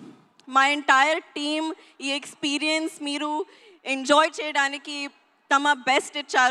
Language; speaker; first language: Telugu; non-native, learner; Hindi